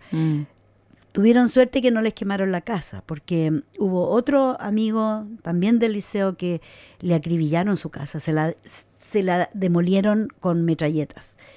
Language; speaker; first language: Spanish; native; Spanish